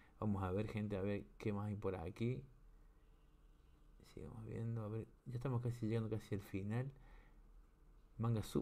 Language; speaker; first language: Spanish; native; Spanish